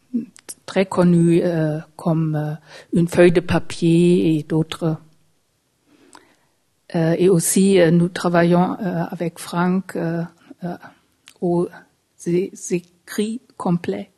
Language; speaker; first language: French; non-native, fluent; German